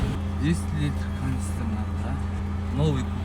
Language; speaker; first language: Russian; non-native, local second language; Kazakh